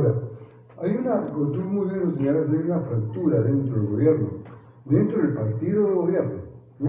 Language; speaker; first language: Spanish; native; Spanish